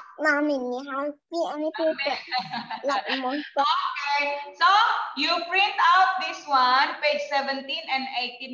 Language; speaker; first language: English; non-native, learner; Indonesian